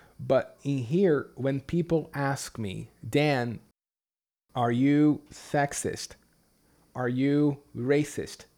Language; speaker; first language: English; non-native, fluent; Portuguese